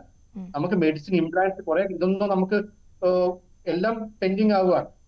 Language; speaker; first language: Malayalam; native; Malayalam